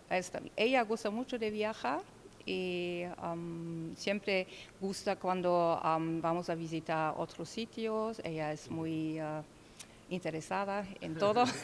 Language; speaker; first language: Spanish; non-native, learner; German